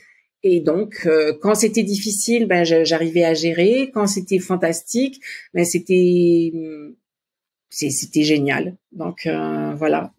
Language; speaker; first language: French; native; French